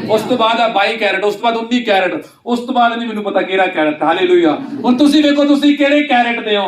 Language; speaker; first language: Hindi; non-native, local second language; Punjabi